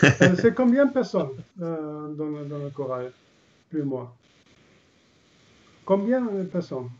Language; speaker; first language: French; non-native, learner; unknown